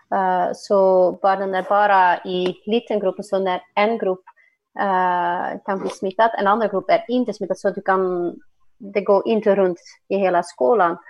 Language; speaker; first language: Swedish; non-native, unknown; Dutch